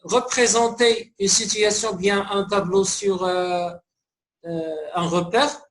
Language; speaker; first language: French; non-native, local second language; Arabic